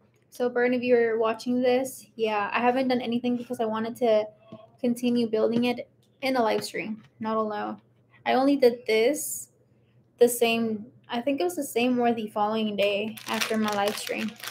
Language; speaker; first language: English; early bilingual, other home language; Spanish